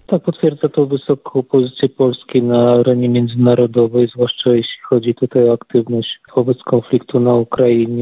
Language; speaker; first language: Polish; native; Polish